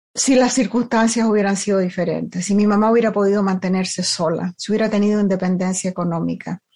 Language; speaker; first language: Spanish; native; Spanish